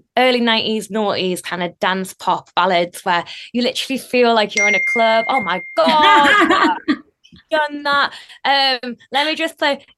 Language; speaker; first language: English; native; English